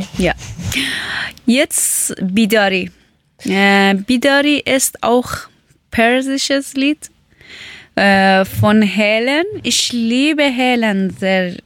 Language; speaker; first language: German; non-native, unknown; Persian